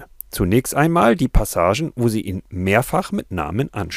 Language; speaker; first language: German; native; German